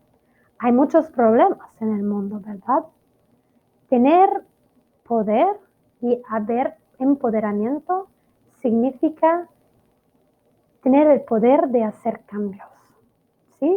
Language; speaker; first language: Spanish; non-native, fluent; Italian